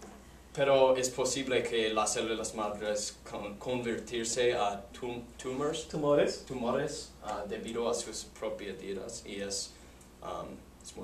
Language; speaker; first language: Spanish; non-native, learner; English